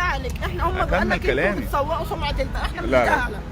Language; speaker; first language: Arabic; native; Arabic